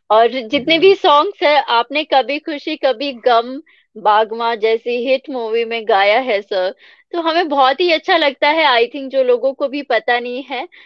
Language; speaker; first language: Hindi; native; Hindi